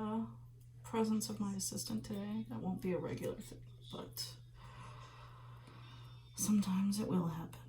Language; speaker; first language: English; native; English